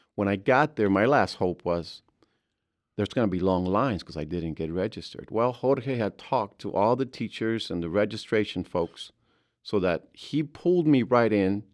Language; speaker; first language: English; early bilingual, other home language; Spanish